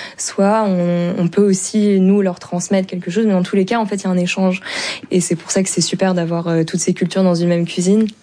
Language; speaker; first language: French; native; French